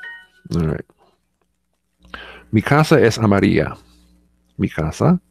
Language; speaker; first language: Spanish; non-native, learner; English